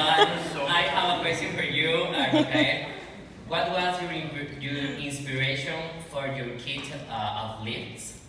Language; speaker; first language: English; non-native, learner; Spanish